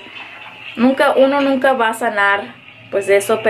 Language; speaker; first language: Spanish; early bilingual, heritage; Spanish